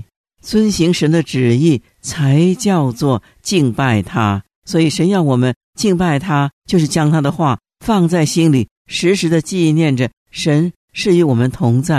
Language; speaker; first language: Chinese; native; Chinese